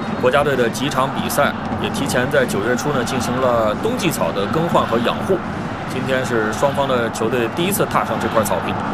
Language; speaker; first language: Chinese; native; Chinese